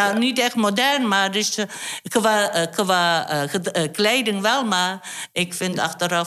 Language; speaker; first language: Dutch; non-native, fluent; Turkish